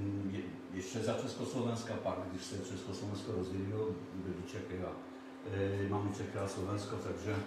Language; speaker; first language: Czech; non-native, fluent; Polish